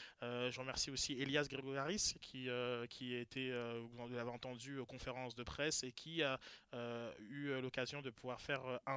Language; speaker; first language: French; native; French